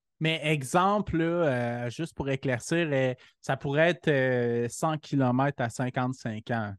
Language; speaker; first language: French; native; French